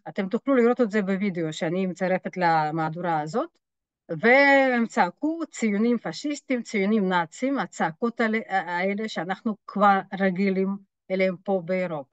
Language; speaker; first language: Hebrew; non-native, fluent; French